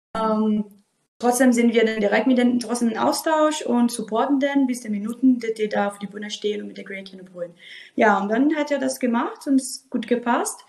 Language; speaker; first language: German; non-native, fluent; Portuguese